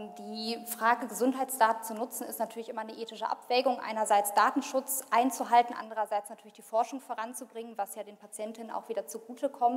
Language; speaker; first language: German; native; German